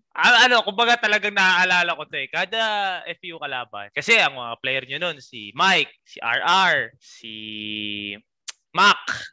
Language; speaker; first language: Filipino; native; Filipino